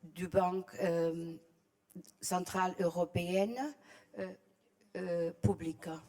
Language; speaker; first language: French; non-native, fluent; Portuguese